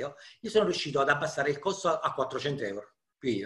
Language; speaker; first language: Italian; native; Italian